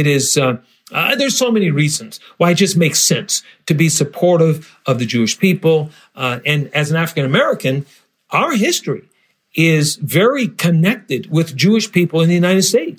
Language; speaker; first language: English; native; English